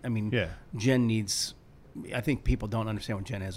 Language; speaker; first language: English; native; English